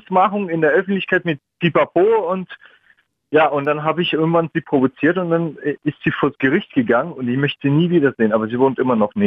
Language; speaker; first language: German; early bilingual, other home language; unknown